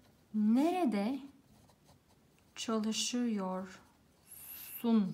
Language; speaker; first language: Turkish; non-native, fluent; Bulgarian